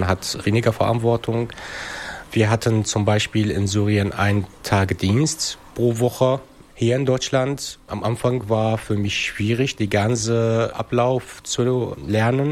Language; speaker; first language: German; non-native, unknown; Arabic